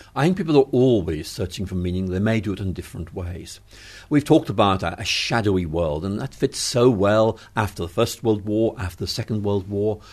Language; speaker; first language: English; native; English